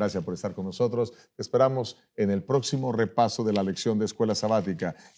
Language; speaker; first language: Spanish; native; Spanish